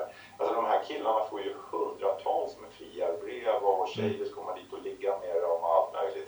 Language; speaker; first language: Swedish; native; Swedish